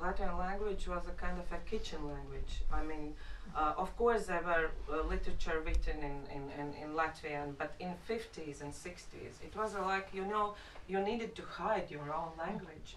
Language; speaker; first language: English; non-native, fluent; Latvian